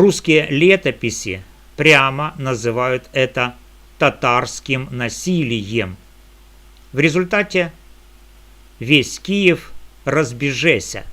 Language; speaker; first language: Russian; native; Russian